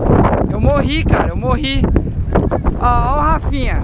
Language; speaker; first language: Portuguese; native; Portuguese